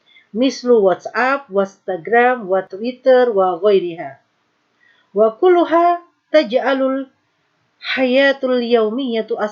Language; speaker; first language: Arabic; non-native, fluent; Indonesian